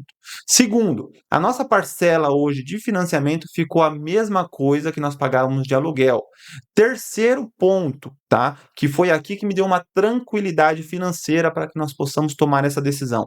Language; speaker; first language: Portuguese; native; Portuguese